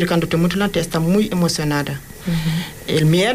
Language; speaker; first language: Spanish; non-native, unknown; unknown